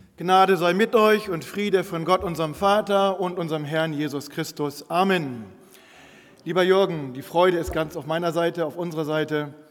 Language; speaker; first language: German; non-native, local second language; Low German